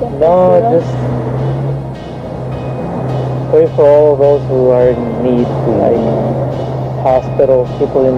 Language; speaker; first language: English; early bilingual, other home language; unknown